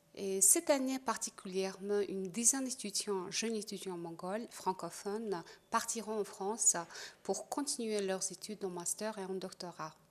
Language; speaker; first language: French; non-native, fluent; Mongolian